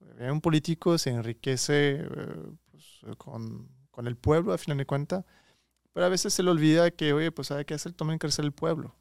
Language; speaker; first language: Spanish; non-native, fluent; French